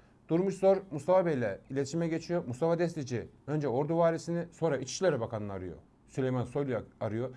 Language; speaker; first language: Turkish; native; Turkish